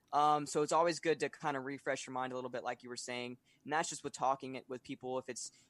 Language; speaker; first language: English; native; English